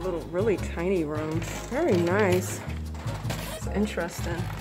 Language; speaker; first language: English; native; English